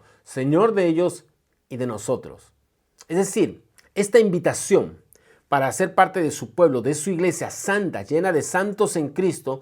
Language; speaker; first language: Spanish; native; Spanish